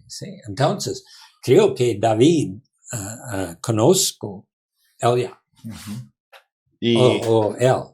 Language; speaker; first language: Spanish; non-native, learner; English